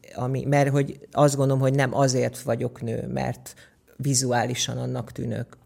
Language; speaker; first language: Hungarian; native; Hungarian